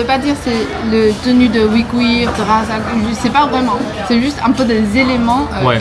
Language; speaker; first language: French; non-native, learner; Chinese